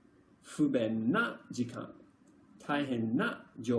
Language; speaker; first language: Japanese; non-native, fluent; English